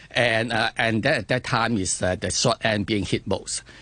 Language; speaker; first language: English; non-native, fluent; Chinese